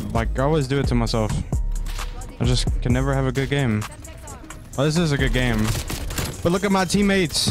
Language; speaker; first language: English; native; English